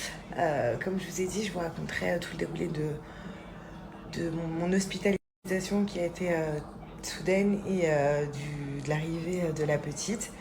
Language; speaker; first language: French; native; French